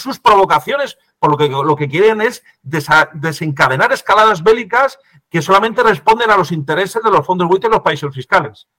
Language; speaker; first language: Spanish; native; Spanish